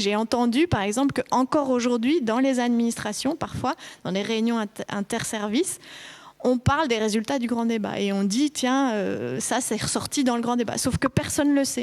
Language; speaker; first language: French; native; French